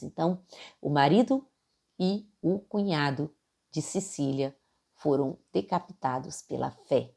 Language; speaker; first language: Portuguese; native; Portuguese